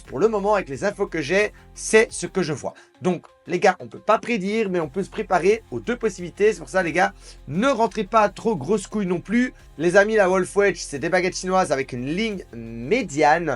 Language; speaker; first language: French; native; French